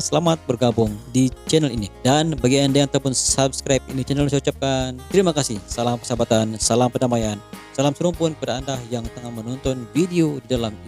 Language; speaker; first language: Malay; native; Malay